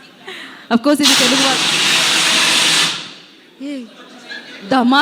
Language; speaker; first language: Telugu; native; Telugu